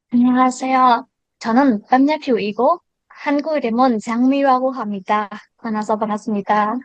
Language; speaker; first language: Korean; non-native, learner; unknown